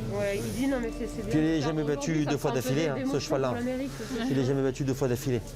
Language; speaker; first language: French; native; French